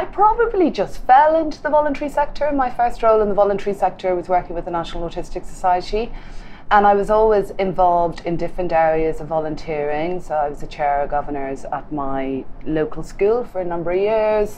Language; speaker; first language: English; native; English